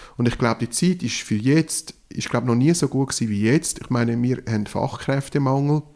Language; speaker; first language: German; non-native, local second language; French